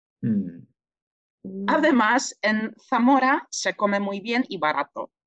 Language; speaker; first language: Spanish; non-native, fluent; Polish